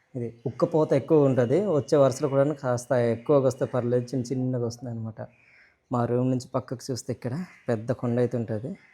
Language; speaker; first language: Telugu; non-native, local second language; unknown